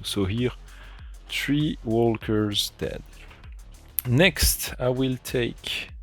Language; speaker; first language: English; non-native, fluent; French